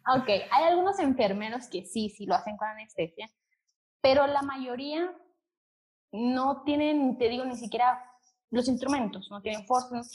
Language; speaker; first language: Spanish; native; Spanish